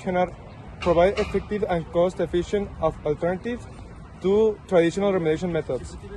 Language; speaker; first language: English; non-native, learner; Spanish